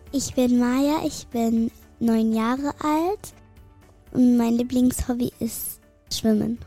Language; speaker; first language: German; early bilingual, other home language; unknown